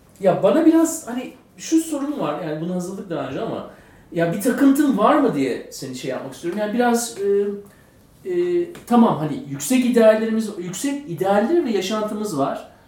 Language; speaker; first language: Turkish; native; Turkish